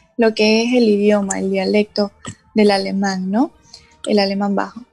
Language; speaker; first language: Spanish; non-native, local second language; Portuguese